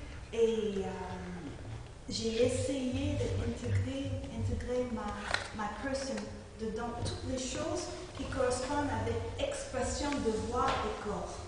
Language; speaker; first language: French; non-native, fluent; English